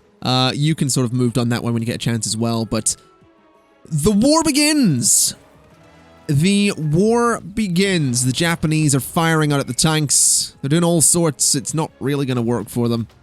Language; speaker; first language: English; native; English